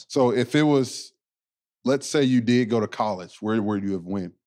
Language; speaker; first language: English; native; English